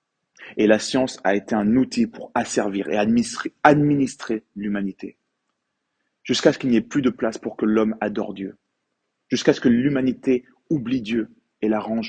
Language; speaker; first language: French; native; French